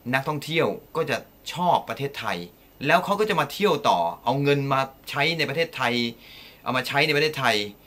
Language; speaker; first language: Thai; non-native, fluent; Japanese